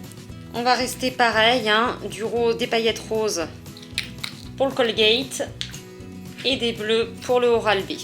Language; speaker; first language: French; native; French